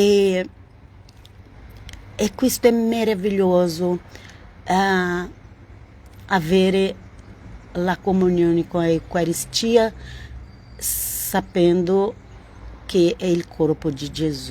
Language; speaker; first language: Italian; non-native, learner; Portuguese